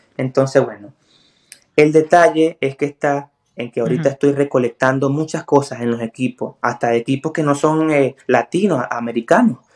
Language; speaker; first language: Spanish; native; Spanish